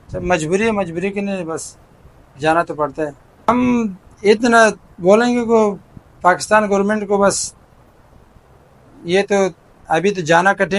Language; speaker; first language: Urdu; non-native, fluent; Pashto